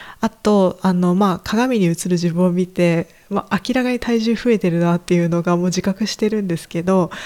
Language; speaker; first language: Japanese; native; Japanese